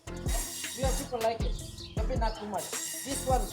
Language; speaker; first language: English; non-native, learner; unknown